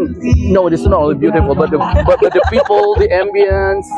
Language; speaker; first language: English; non-native, fluent; Indonesian